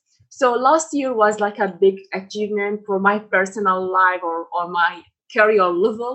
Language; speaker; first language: English; non-native, fluent; Arabic